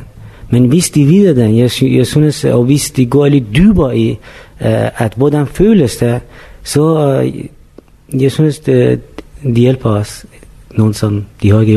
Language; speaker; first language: Danish; non-native, fluent; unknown